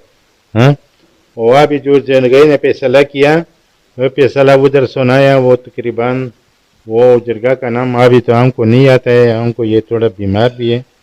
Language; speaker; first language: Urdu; non-native, local second language; Pashto